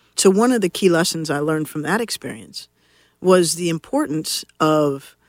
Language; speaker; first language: English; native; English